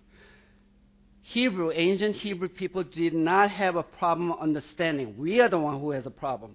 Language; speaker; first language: English; non-native, fluent; Korean